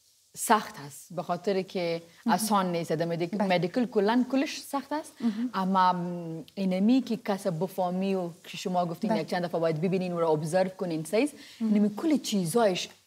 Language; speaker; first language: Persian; non-native, local second language; Pashto